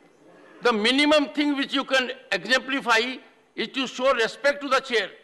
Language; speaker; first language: English; non-native, local second language; Hindi